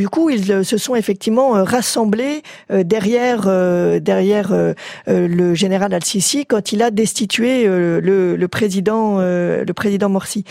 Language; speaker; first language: French; native; French